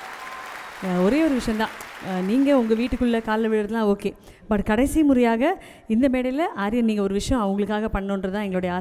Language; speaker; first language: Tamil; native; Tamil